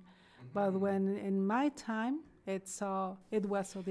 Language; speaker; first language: English; non-native, fluent; Spanish